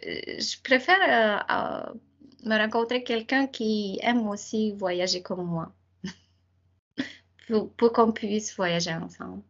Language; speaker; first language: French; non-native, fluent; Ukrainian